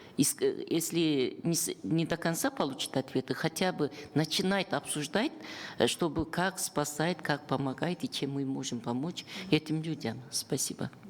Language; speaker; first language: Russian; non-native, local second language; Kyrgyz